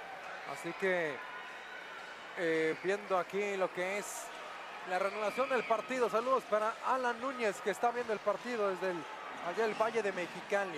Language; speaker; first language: Spanish; native; Spanish